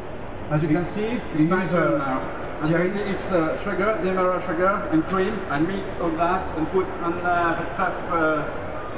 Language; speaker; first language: English; non-native, fluent; French